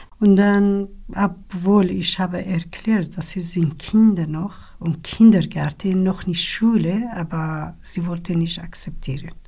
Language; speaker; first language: German; non-native, learner; Kurdish